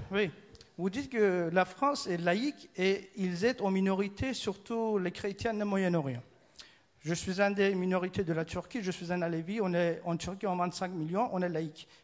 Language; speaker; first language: French; non-native, fluent; Turkish